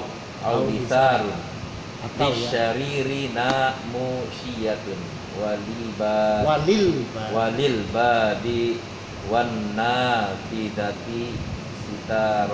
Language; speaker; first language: Arabic; non-native, learner; Indonesian